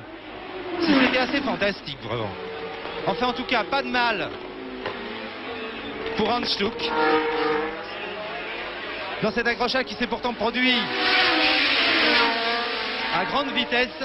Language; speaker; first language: French; native; French